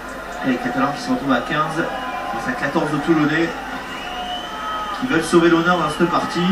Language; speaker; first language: French; native; French